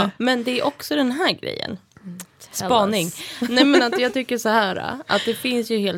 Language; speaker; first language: Swedish; native; Swedish